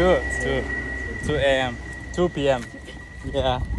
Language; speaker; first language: English; non-native, learner; Turkish